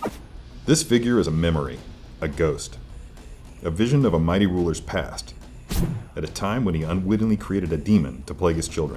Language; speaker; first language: English; native; English